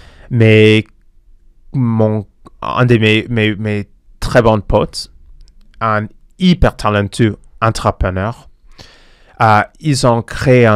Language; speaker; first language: French; non-native, fluent; English